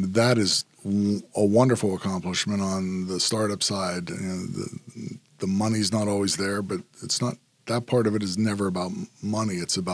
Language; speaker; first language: English; native; English